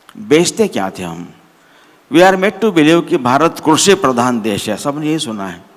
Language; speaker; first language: Hindi; non-native, local second language; Marathi